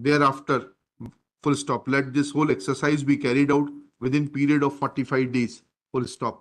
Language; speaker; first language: English; non-native, local second language; Hindi